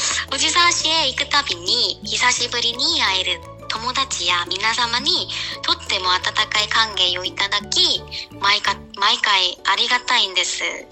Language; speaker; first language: Japanese; non-native, fluent; Korean